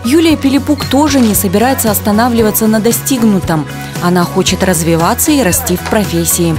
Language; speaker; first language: Russian; native; Russian